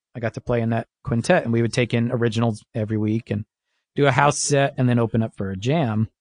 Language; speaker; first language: English; native; English